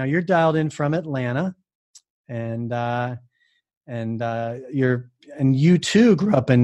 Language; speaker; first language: English; native; English